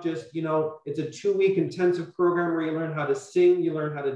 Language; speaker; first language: English; native; English